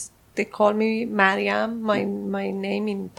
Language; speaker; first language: English; non-native, fluent; Persian